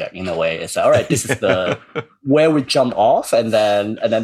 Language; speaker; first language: English; non-native, local second language; Cantonese